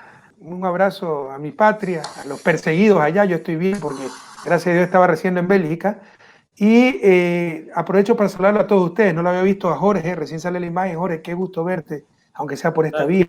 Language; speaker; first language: Spanish; native; Spanish